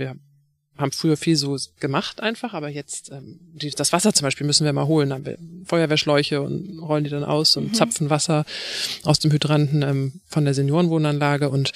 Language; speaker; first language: German; native; German